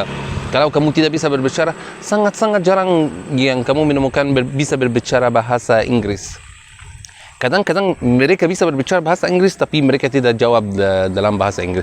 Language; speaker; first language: Indonesian; non-native, fluent; Arabic